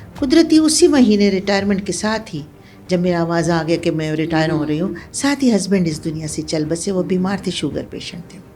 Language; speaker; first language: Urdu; non-native, local second language; Pashto